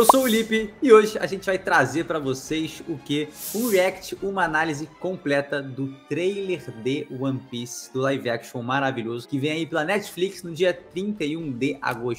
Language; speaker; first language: Portuguese; native; Portuguese